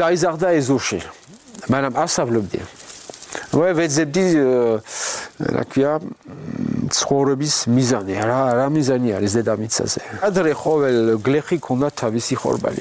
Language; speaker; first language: Georgian; non-native, learner; French